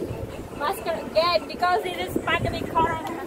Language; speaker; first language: English; non-native, learner; Indonesian